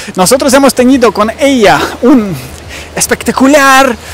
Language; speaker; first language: Spanish; non-native, learner; Ukrainian